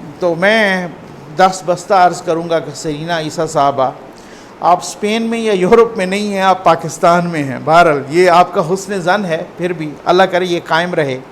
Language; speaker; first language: Urdu; native; Urdu